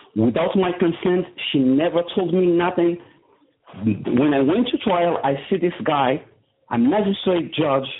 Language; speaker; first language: English; non-native, fluent; Arabic